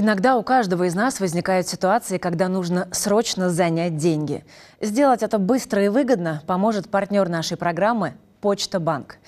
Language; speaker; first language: Russian; native; Russian